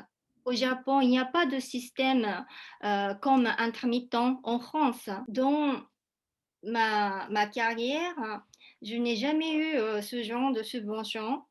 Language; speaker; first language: French; non-native, fluent; Japanese